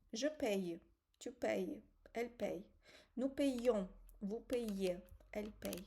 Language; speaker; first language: French; non-native, fluent; Ukrainian